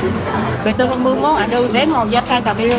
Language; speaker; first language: Japanese; non-native, learner; Vietnamese